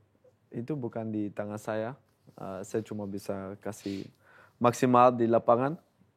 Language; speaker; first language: Indonesian; non-native, fluent; Dutch